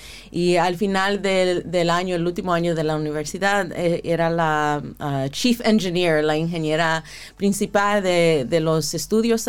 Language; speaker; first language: Spanish; early bilingual, heritage; Spanish